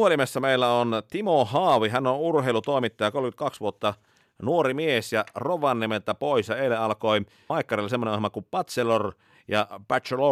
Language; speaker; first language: Finnish; native; Finnish